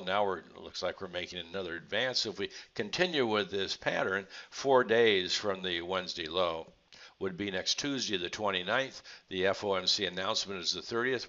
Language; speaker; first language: English; native; English